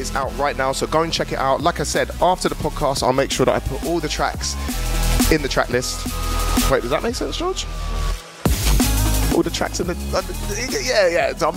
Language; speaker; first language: English; native; English